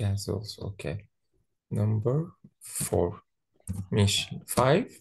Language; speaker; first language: English; non-native, fluent; Arabic